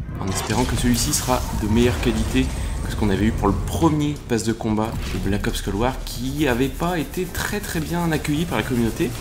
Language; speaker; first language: French; native; French